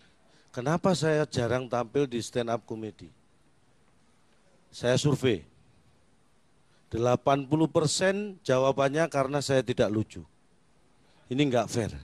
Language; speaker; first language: Indonesian; native; Indonesian